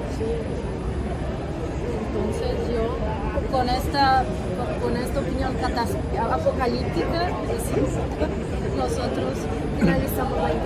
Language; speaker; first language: Spanish; non-native, fluent; Portuguese